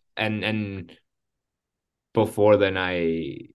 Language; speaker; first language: English; early bilingual, other home language; Spanish